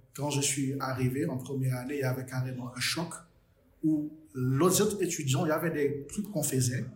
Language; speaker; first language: French; non-native, local second language; Haitian Creole